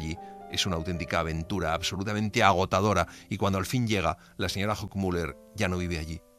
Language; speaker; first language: Spanish; native; Spanish